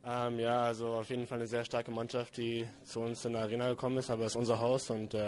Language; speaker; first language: German; early bilingual, heritage; English